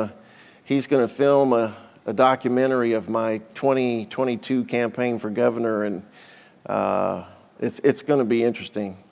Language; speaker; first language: English; native; English